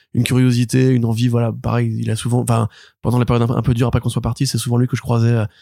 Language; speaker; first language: French; native; French